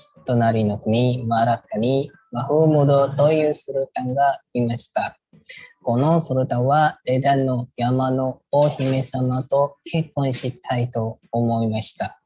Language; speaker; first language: Japanese; non-native, learner; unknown